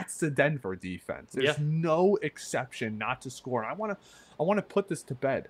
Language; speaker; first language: English; native; English